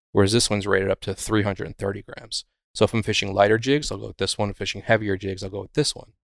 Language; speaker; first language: English; native; English